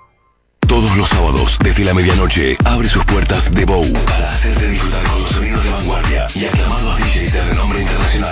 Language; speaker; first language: Spanish; native; Spanish